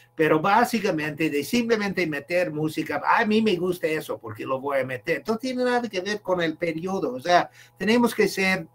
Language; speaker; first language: Spanish; non-native, fluent; English